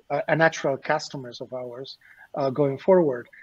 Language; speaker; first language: English; non-native, fluent; Spanish